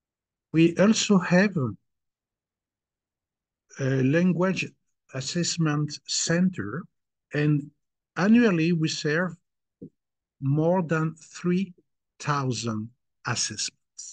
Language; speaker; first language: English; non-native, fluent; French